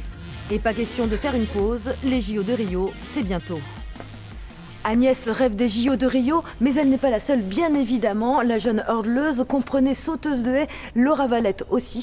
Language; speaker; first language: French; native; French